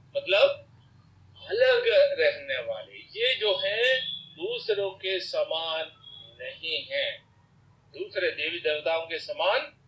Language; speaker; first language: Hindi; non-native, local second language; Odia